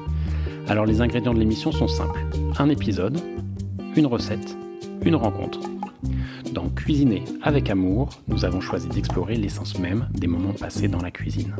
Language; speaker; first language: French; native; French